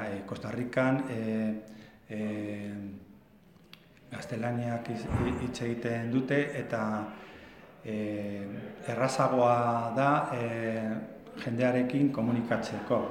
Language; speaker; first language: Basque; non-native, learner; Spanish